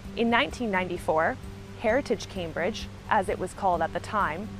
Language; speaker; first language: English; native; English